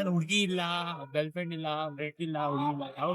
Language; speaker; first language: Kannada; native; Kannada